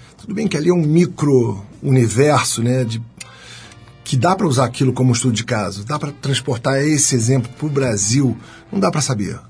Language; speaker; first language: Portuguese; native; Portuguese